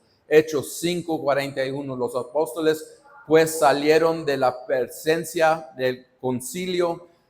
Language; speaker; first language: Spanish; non-native, fluent; English